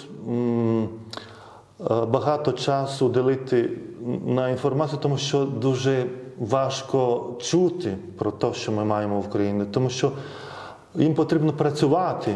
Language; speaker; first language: Ukrainian; non-native, fluent; Lithuanian